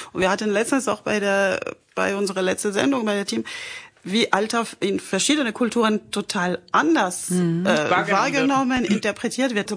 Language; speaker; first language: German; non-native, fluent; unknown